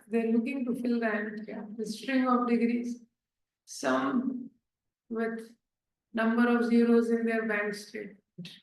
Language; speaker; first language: English; non-native, local second language; Hindi